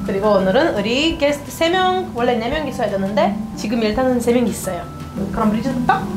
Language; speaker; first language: Korean; non-native, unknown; Lithuanian